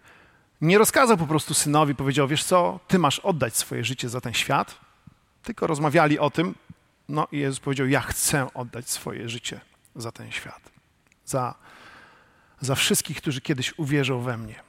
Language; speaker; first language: Polish; native; Polish